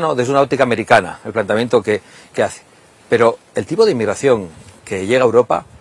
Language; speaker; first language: Spanish; native; Spanish